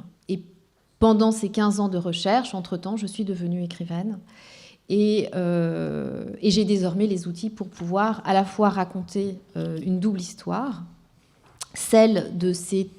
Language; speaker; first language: French; non-native, local second language; Kinyarwanda